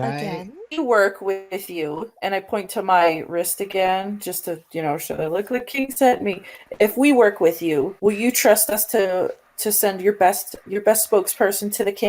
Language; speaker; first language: English; native; English